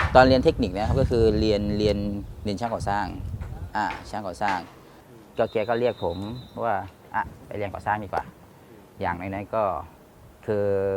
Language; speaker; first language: Thai; non-native, local second language; Pattani Malay